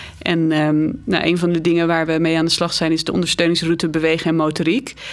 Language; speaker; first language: Dutch; native; Dutch